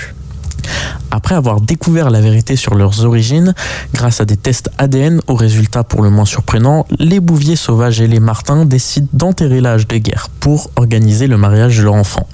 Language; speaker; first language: French; native; French